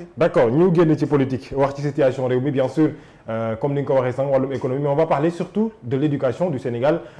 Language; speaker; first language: French; non-native, local second language; Wolof